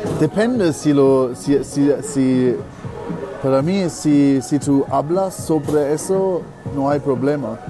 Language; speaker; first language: Spanish; non-native, learner; German